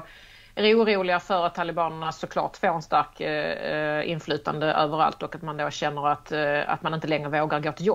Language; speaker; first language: Swedish; native; Swedish